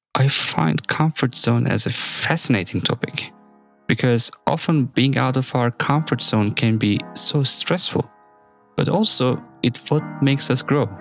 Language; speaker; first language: English; non-native, fluent; Turkish